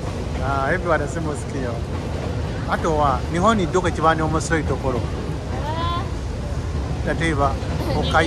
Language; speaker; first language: Japanese; non-native, learner; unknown